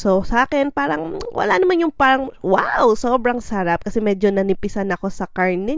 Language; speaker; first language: Filipino; native; Filipino